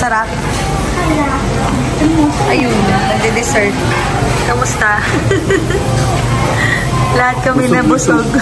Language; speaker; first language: Filipino; native; Filipino